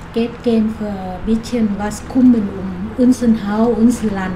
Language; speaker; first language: German; non-native, learner; Thai